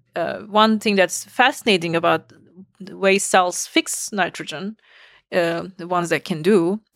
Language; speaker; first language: English; non-native, fluent; Turkish